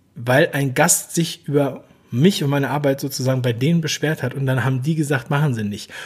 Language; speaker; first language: German; native; German